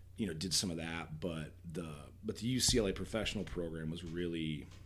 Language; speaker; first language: English; native; English